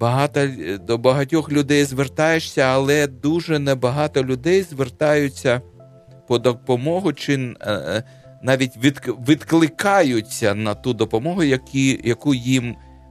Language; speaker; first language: Ukrainian; native; Ukrainian